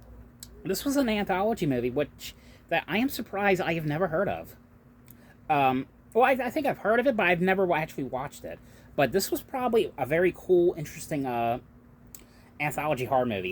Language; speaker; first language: English; native; English